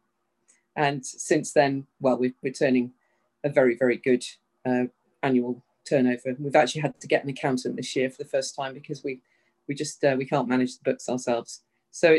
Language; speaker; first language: English; native; English